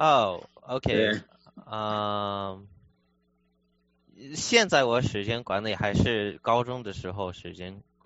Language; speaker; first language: Chinese; early bilingual, heritage; Chinese